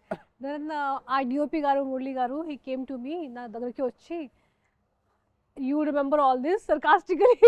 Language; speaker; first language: Telugu; non-native, fluent; Hindi